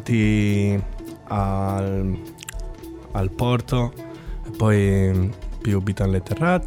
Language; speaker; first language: Italian; non-native, learner; Spanish